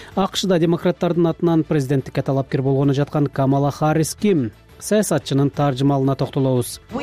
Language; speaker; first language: Kyrgyz; native; Kyrgyz